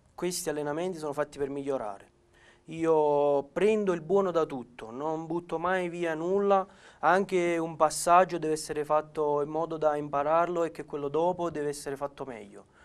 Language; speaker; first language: Italian; native; Italian